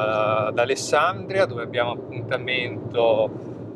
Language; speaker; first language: Italian; native; Italian